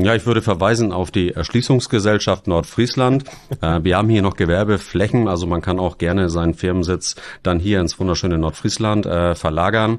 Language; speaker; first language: German; native; German